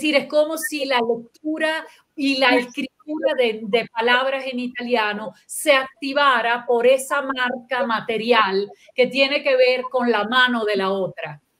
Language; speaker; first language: Spanish; non-native, local second language; Italian